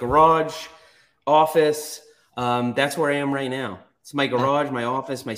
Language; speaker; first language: English; native; English